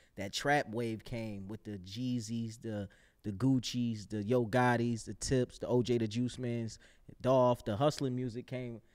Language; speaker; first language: English; native; English